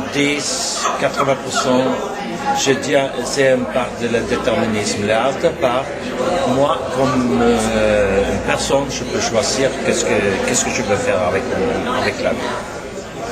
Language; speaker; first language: French; non-native, learner; Norwegian